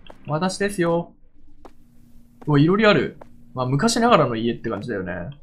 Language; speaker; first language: Japanese; native; Japanese